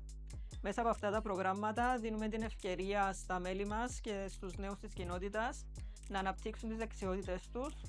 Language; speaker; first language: Greek; native; Greek